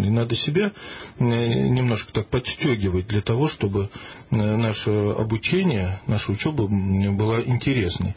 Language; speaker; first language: Russian; native; Russian